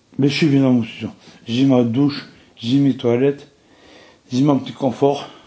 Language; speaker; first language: French; non-native, local second language; Arabic